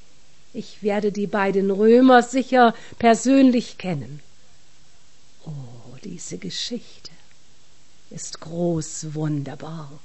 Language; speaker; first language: German; native; German